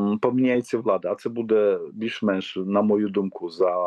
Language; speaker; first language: Polish; non-native, learner; Ukrainian